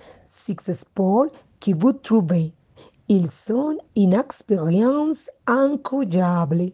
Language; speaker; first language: French; non-native, learner; Spanish